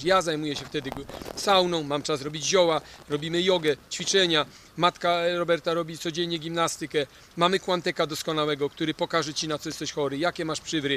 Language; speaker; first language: Polish; native; Polish